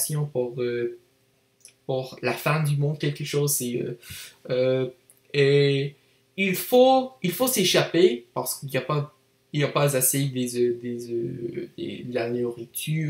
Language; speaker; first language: French; non-native, learner; English